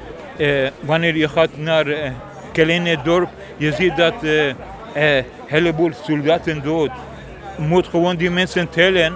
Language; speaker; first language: Dutch; non-native, learner; Persian